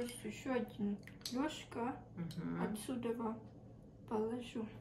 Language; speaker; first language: Russian; early bilingual, heritage; Russian